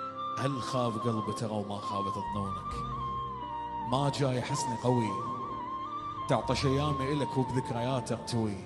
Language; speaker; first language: Arabic; native; Arabic